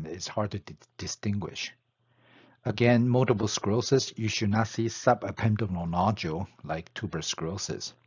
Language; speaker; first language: English; non-native, fluent; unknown